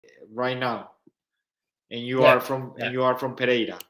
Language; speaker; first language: English; non-native, fluent; Spanish